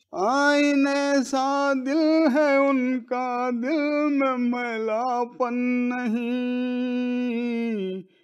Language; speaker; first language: Urdu; native; Urdu